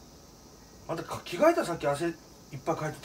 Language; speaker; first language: Japanese; native; Japanese